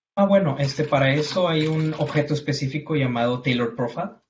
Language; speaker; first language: Spanish; native; Spanish